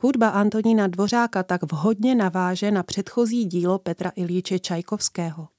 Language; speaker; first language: Czech; native; Czech